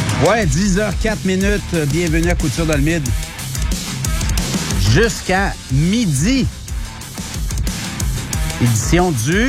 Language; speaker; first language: French; native; French